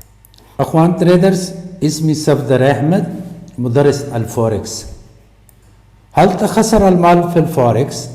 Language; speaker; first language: Arabic; non-native, learner; Urdu